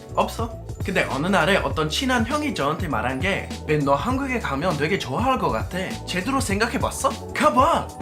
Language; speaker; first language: Korean; non-native, fluent; English